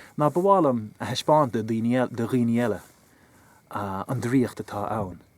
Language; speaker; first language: Irish; non-native, local second language; English